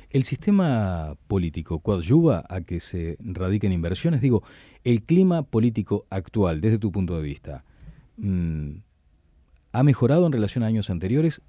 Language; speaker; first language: Spanish; native; Spanish